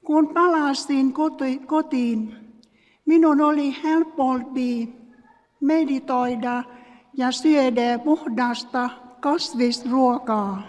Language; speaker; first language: Finnish; non-native, learner; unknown